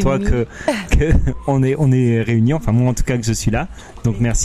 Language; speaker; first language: French; native; French